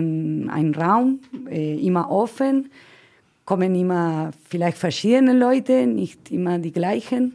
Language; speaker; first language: German; non-native, fluent; Spanish